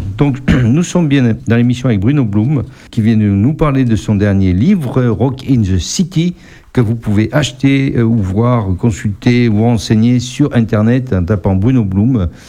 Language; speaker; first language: French; native; French